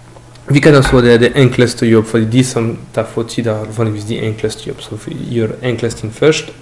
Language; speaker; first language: Norwegian; non-native, learner; French